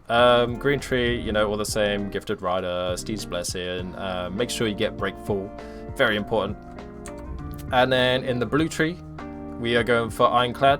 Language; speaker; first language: English; native; English